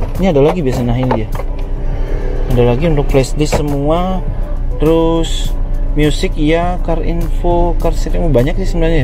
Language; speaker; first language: Indonesian; native; Indonesian